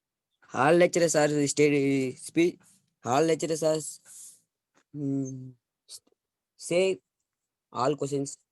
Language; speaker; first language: English; non-native, learner; Telugu